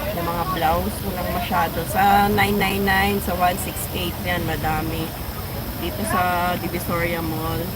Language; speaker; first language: Filipino; native; Filipino